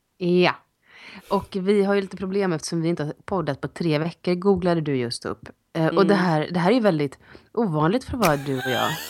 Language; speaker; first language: Swedish; native; Swedish